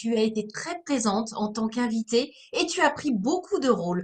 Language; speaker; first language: French; native; French